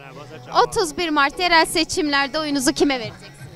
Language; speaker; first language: Turkish; native; Turkish